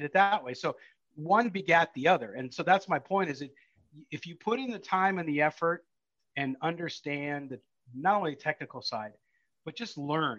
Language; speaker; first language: English; native; English